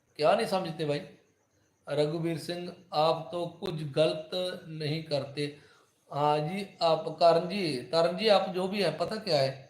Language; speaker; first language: Hindi; native; Hindi